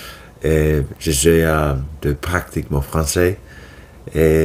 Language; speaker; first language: French; non-native, learner; Finnish